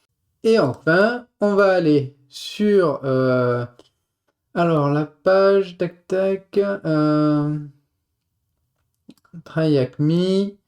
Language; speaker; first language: French; native; French